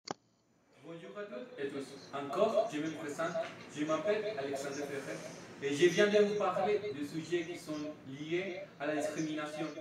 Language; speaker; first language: French; non-native, learner; Spanish